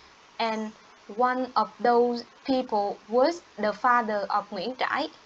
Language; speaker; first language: English; non-native, learner; Vietnamese